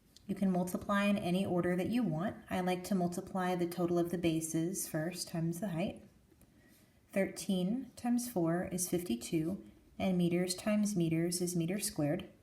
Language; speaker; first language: English; native; English